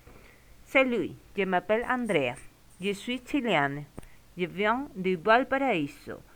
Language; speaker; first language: French; non-native, learner; Spanish